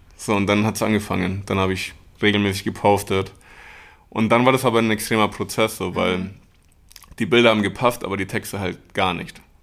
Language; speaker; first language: German; early bilingual, other home language; Spanish